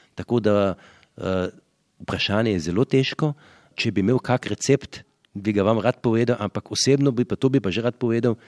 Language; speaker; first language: Slovenian; native; Slovenian